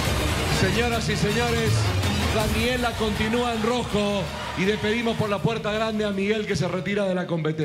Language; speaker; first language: Spanish; native; Spanish